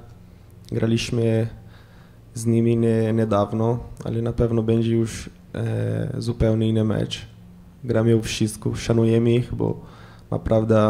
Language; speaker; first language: Polish; non-native, fluent; Portuguese